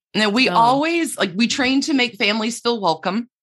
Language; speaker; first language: English; native; English